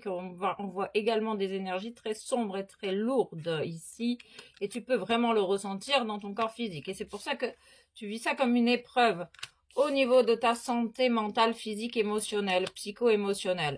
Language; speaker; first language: French; native; French